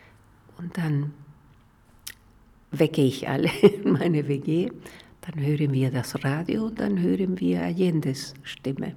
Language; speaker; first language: German; non-native, fluent; Spanish